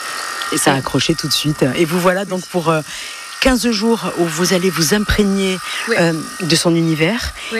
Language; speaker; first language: French; native; French